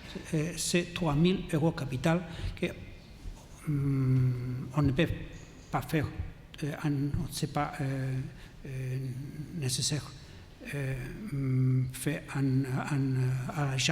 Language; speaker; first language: French; non-native, learner; Catalan